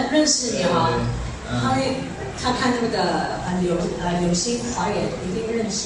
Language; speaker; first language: Chinese; early bilingual, heritage; Chinese